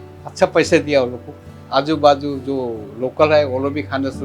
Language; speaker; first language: Hindi; non-native, local second language; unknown